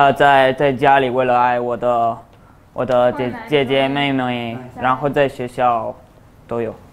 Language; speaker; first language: Chinese; early bilingual, other home language; Spanish